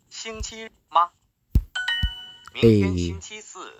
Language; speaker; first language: Chinese; non-native, learner; English